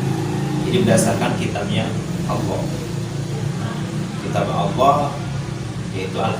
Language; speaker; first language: Indonesian; native; Indonesian